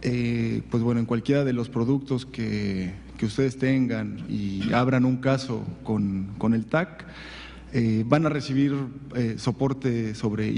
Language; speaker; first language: Spanish; native; Spanish